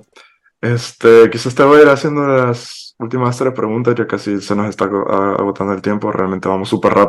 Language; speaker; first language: Spanish; native; Spanish